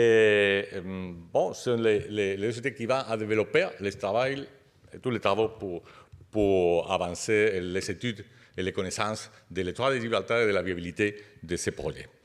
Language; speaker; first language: French; non-native, fluent; Spanish